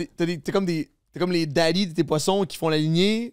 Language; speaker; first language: French; native; French